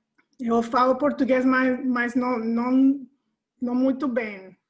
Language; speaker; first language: Portuguese; non-native, learner; Spanish